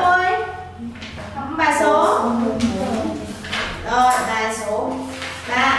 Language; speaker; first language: Chinese; non-native, fluent; Vietnamese